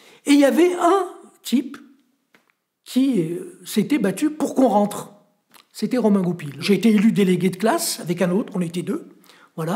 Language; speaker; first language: French; native; French